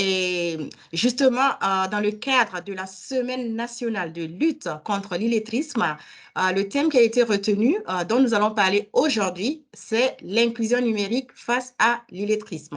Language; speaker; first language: French; native; French